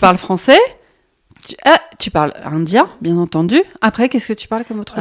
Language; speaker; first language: French; native; French